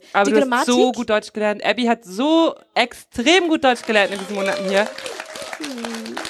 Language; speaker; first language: German; non-native, fluent; English